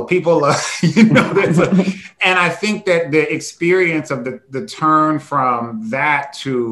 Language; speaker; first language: English; native; English